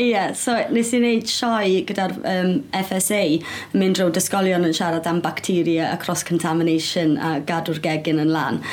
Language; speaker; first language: Welsh; native; Welsh